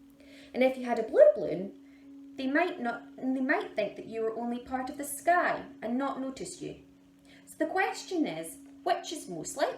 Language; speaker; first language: English; native; English